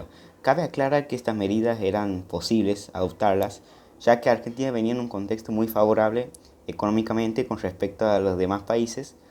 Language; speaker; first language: Spanish; native; Spanish